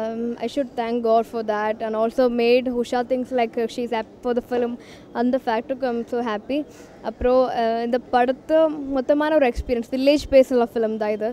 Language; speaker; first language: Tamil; non-native, learner; Malayalam